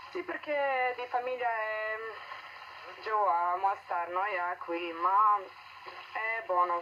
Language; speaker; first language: Italian; non-native, learner; Bosnian